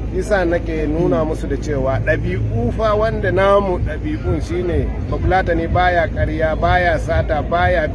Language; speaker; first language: Hausa; non-native, local second language; Fula